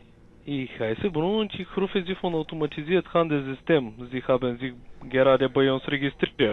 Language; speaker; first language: German; non-native, learner; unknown